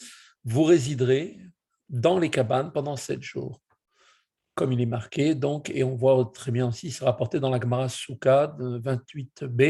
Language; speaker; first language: French; native; French